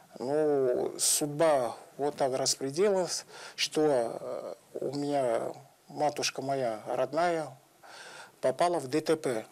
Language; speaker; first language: Russian; non-native, fluent; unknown